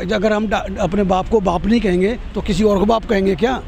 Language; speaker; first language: Hindi; native; Hindi